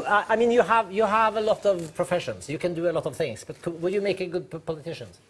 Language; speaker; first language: English; non-native, fluent; Norwegian